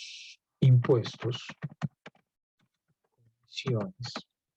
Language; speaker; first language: Spanish; native; Spanish